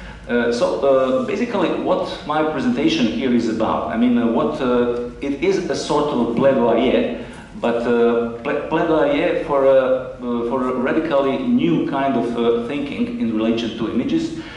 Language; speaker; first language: English; non-native, fluent; Croatian